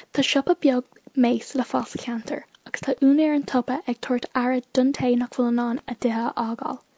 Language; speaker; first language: Irish; non-native, local second language; English